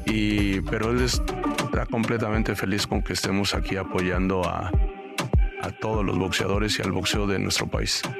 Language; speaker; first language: Spanish; native; Spanish